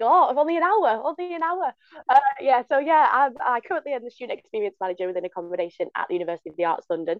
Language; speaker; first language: English; native; English